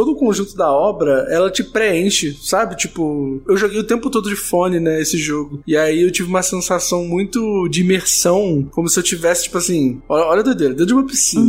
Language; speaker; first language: Portuguese; native; Portuguese